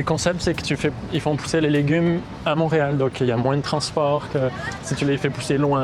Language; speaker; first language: French; native; French